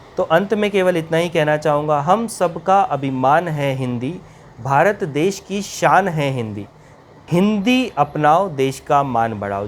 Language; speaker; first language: Hindi; native; Hindi